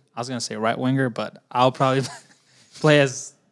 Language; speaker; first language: English; early bilingual, other home language; Portuguese